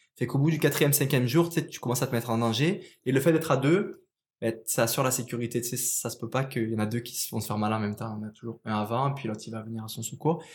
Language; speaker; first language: French; native; French